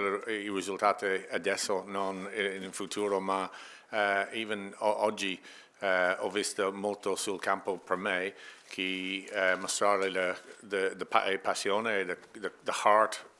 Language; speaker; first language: Italian; non-native, learner; English